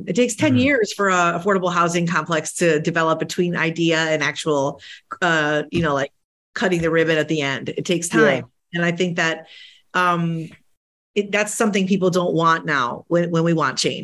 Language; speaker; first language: English; early bilingual, other home language; Spanish